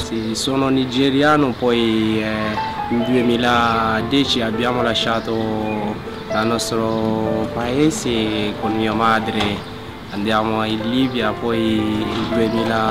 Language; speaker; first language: Italian; non-native, learner; Hausa